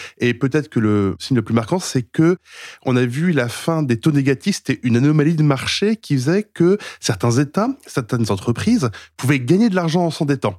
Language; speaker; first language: French; native; French